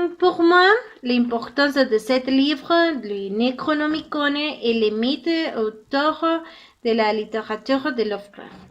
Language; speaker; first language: French; non-native, learner; Spanish